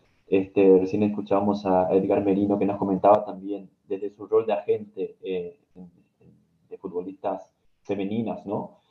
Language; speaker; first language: Spanish; native; Spanish